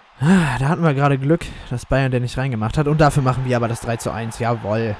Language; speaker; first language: German; native; German